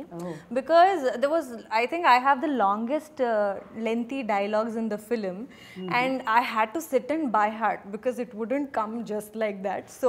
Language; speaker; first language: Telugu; non-native, learner; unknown